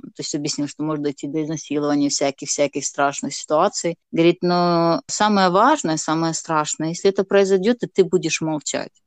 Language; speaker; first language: Russian; non-native, local second language; Gagauz